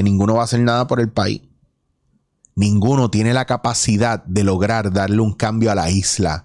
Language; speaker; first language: Spanish; native; Spanish